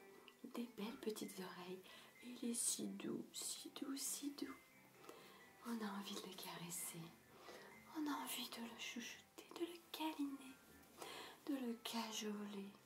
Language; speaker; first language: French; native; French